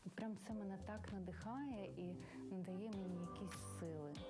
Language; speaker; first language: Ukrainian; native; Ukrainian